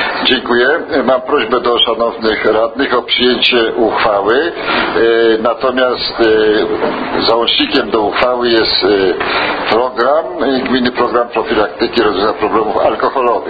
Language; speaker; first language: Polish; native; Polish